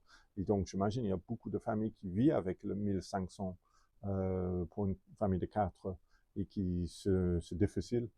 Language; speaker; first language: French; non-native, fluent; English